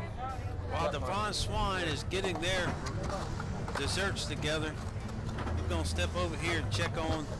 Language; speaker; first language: English; native; English